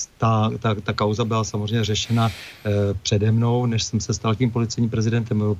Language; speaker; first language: Czech; native; Czech